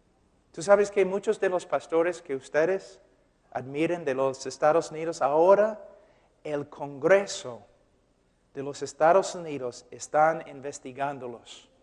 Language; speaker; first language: Spanish; non-native, fluent; English